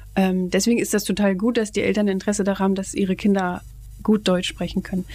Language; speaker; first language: German; native; German